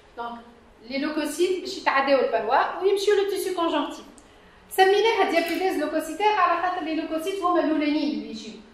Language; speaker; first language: French; non-native, local second language; Arabic